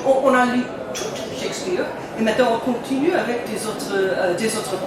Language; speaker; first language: French; non-native, learner; English